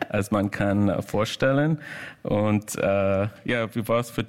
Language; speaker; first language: German; non-native, learner; English